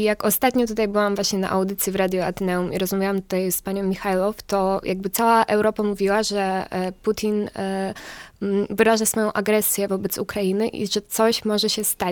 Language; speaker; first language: Polish; non-native, fluent; Ukrainian